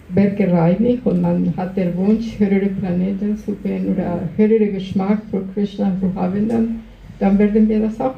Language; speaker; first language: German; non-native, learner; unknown